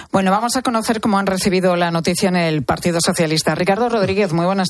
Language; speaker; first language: Spanish; native; Spanish